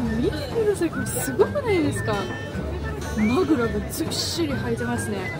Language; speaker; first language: Japanese; non-native, fluent; Russian